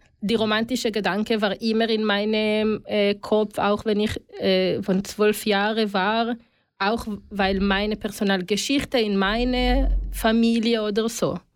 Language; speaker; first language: German; non-native, learner; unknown